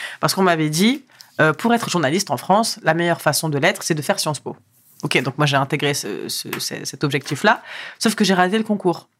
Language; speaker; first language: French; early bilingual, other home language; Arabic